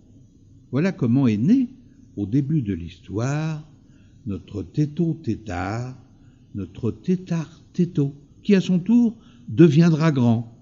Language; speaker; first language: French; native; French